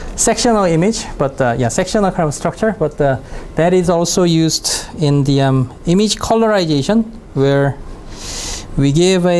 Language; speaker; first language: English; non-native, fluent; Korean